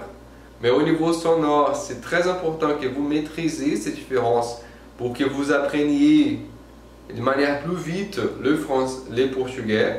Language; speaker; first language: French; non-native, fluent; Portuguese